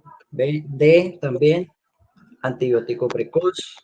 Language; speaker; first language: Spanish; native; Spanish